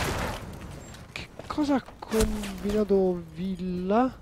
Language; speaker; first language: Italian; native; Italian